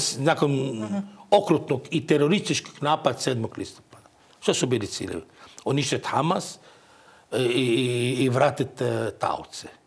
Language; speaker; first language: Croatian; non-native, fluent; Arabic